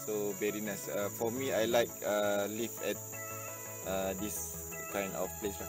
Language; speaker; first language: English; non-native, learner; Malay